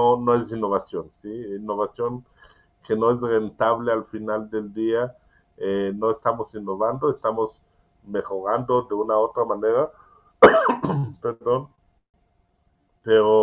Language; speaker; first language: Spanish; non-native, learner; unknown